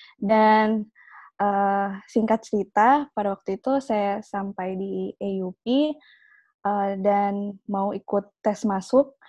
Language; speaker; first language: Indonesian; native; Indonesian